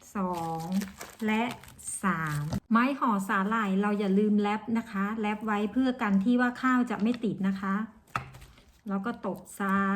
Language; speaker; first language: Thai; non-native, local second language; Northeastern Thai